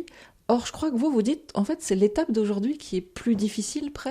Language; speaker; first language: French; native; French